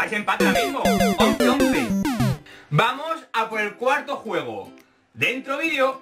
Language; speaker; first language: Spanish; native; Spanish